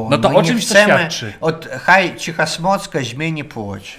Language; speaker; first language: Polish; non-native, learner; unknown